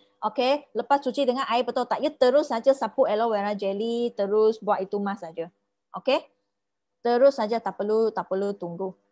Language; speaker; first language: Malay; non-native, local second language; Chinese